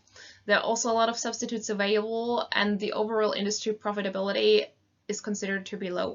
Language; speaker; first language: English; non-native, fluent; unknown